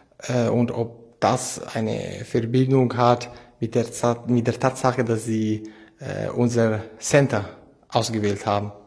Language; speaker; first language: German; non-native, fluent; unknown